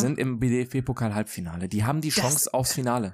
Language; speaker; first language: German; native; German